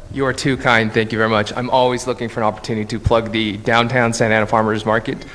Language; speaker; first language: English; native; English